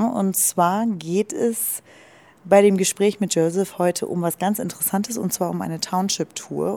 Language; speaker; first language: German; native; German